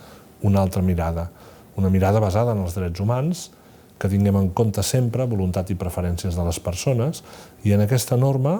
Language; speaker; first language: Catalan; native; Catalan